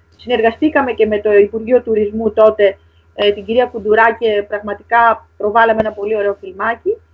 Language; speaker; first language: Greek; native; Greek